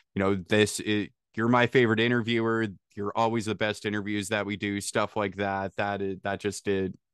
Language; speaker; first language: English; native; English